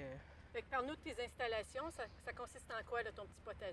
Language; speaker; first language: French; native; French